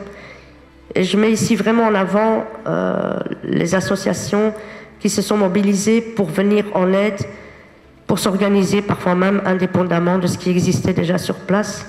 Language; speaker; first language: French; native; French